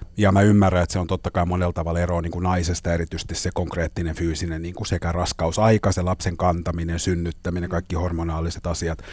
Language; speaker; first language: Finnish; native; Finnish